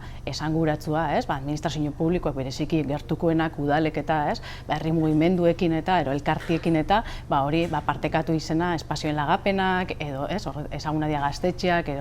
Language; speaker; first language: Basque; native; Basque